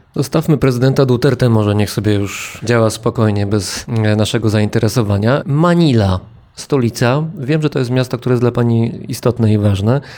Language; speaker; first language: Polish; native; Polish